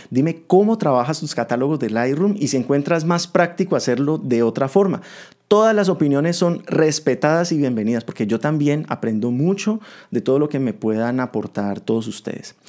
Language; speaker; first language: Spanish; native; Spanish